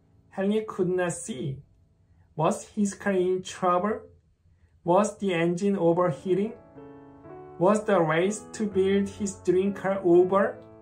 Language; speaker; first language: English; non-native, fluent; Korean